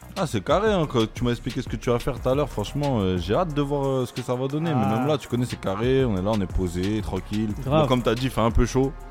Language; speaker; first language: French; native; French